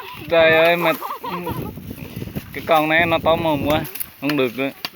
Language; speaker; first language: Vietnamese; non-native, local second language; Jarai